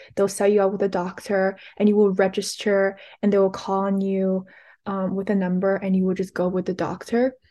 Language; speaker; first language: English; early bilingual, other home language; Chinese